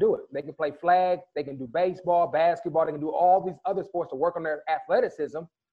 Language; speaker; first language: English; native; English